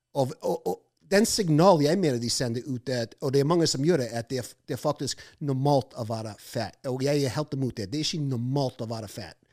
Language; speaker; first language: Norwegian; non-native, fluent; English